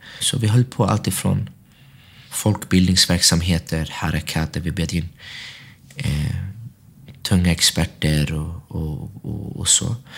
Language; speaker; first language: Swedish; early bilingual, other home language; Arabic